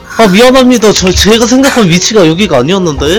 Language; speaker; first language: Korean; native; Korean